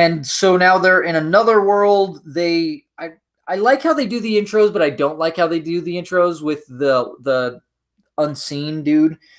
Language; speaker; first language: English; native; English